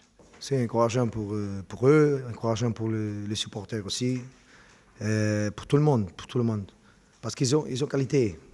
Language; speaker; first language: French; non-native, fluent; Portuguese